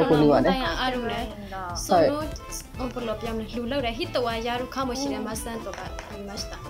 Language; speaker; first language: Japanese; non-native, learner; Burmese